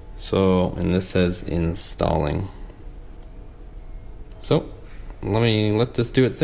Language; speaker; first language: English; native; English